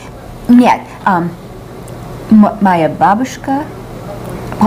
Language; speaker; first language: Russian; non-native, learner; English